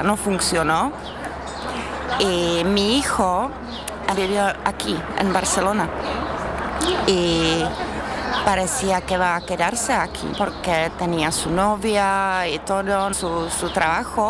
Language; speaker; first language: Spanish; non-native, learner; Czech